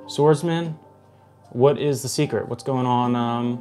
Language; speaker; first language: English; native; English